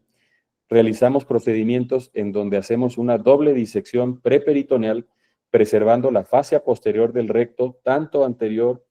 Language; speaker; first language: Spanish; native; Spanish